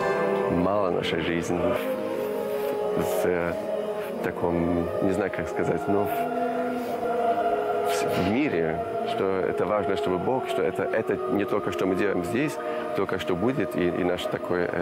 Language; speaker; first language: Russian; non-native, learner; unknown